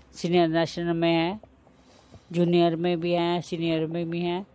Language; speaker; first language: Hindi; native; Hindi